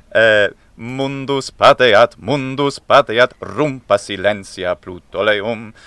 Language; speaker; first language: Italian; non-native, fluent; English